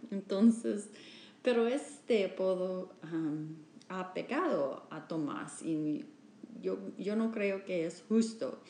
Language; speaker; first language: Spanish; non-native, learner; English